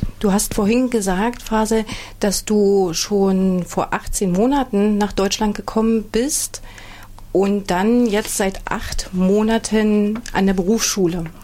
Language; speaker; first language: German; native; German